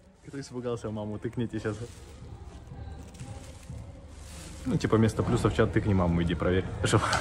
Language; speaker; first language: Russian; native; Russian